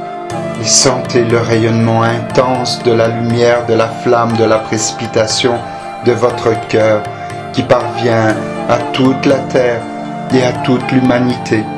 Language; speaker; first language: French; native; French